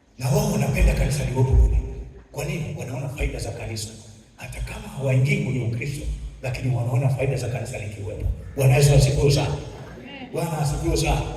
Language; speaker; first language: Swahili; native; Swahili